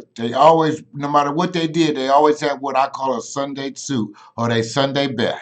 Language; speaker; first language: English; native; English